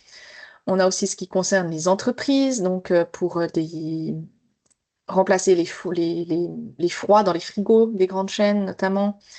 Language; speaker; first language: French; native; French